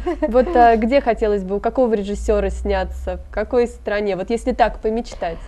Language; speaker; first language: Russian; native; Russian